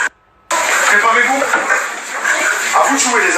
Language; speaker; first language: French; native; French